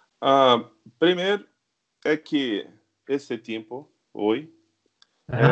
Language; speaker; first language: Spanish; non-native, learner; Portuguese